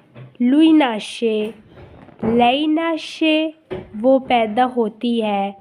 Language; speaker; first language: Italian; non-native, fluent; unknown